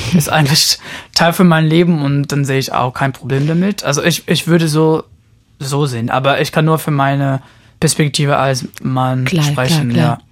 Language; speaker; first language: German; non-native, fluent; Portuguese